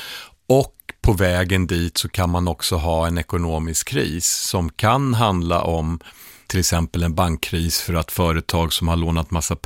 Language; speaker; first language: Swedish; native; Swedish